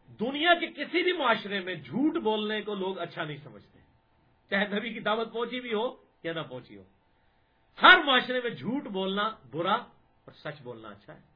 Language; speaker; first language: Urdu; non-native, local second language; Punjabi